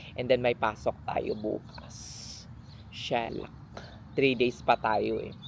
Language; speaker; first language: Filipino; native; Filipino